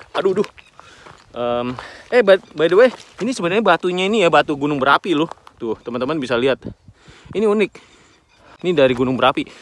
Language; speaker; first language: Indonesian; native; Indonesian